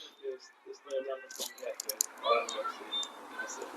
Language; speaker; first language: Spanish; non-native, learner; English